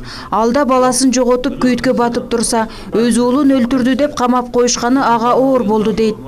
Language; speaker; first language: Kyrgyz; native; Kyrgyz